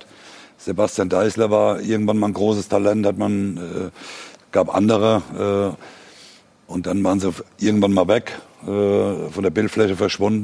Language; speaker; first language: German; native; German